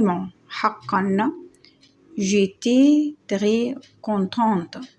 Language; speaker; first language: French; non-native, fluent; Arabic